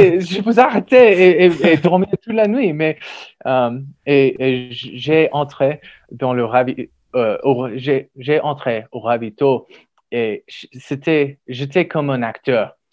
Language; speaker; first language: French; non-native, learner; English